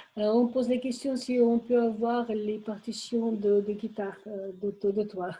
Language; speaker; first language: French; non-native, learner; Ukrainian